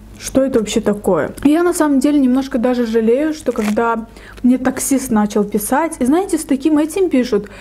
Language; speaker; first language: Russian; non-native, local second language; Lezghian